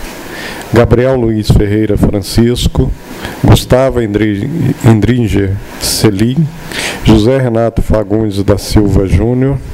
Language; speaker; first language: Portuguese; native; Portuguese